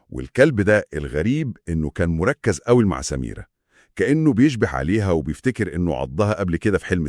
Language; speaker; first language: Arabic; native; Arabic